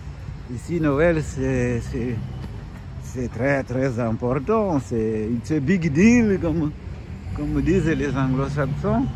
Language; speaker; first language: French; non-native, fluent; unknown